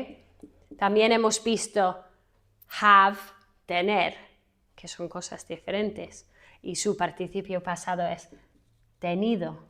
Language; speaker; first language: Spanish; non-native, fluent; English